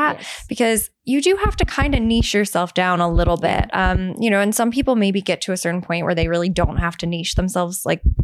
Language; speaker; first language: English; native; English